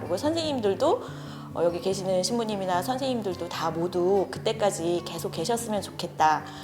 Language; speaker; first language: Korean; native; Korean